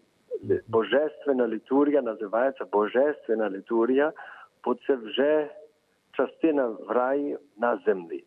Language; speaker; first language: Ukrainian; early bilingual, heritage; Ukrainian